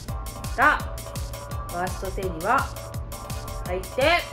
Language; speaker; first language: Japanese; native; Japanese